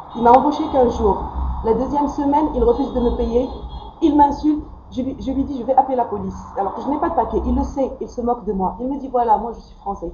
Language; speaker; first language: French; non-native, local second language; Arabic